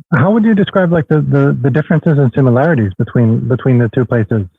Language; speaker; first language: English; non-native, fluent; Swedish